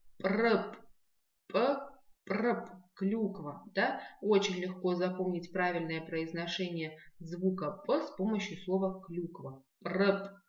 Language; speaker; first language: Russian; non-native, local second language; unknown